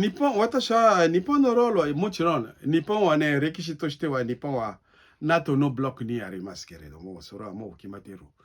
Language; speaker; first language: Japanese; non-native, learner; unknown